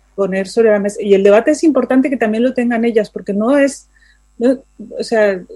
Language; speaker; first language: Spanish; native; Spanish